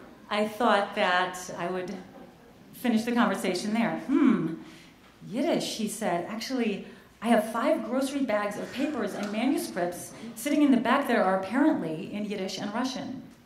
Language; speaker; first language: English; native; English